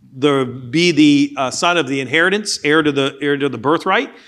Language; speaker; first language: English; native; English